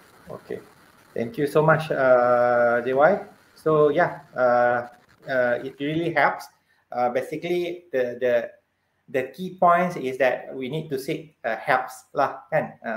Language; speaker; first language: English; non-native, local second language; Malay